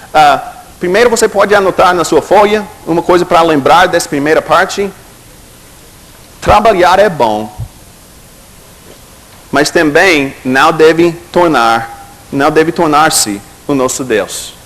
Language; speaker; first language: Portuguese; non-native, fluent; English